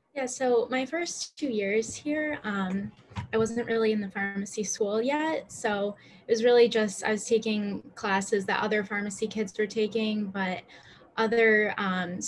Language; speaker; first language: English; native; English